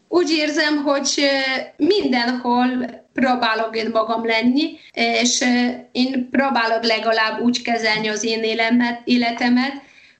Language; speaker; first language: Hungarian; non-native, fluent; Polish